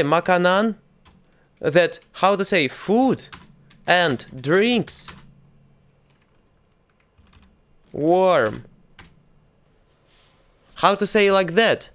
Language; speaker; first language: English; non-native, fluent; Russian